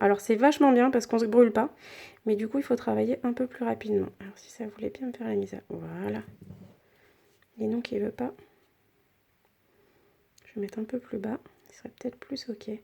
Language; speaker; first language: French; native; French